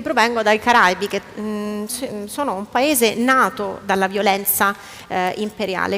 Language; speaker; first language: Italian; native; Italian